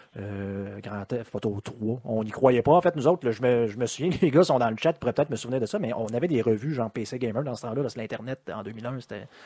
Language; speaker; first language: French; native; French